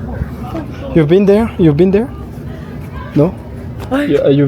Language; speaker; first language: English; non-native, learner; French